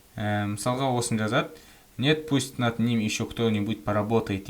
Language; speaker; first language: Russian; non-native, local second language; Kazakh